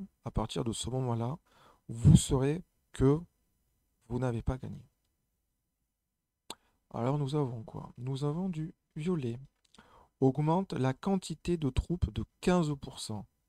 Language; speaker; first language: French; native; French